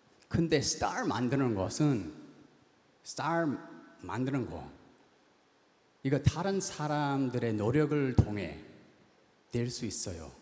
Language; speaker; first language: Korean; early bilingual, heritage; English